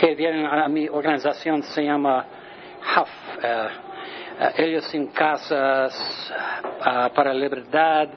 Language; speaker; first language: Spanish; non-native, learner; English